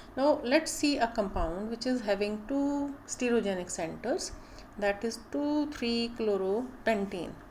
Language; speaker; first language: English; non-native, local second language; Punjabi